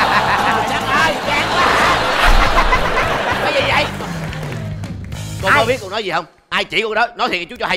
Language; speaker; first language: Vietnamese; native; Vietnamese